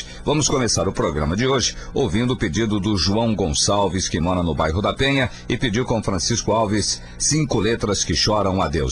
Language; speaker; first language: Portuguese; native; Portuguese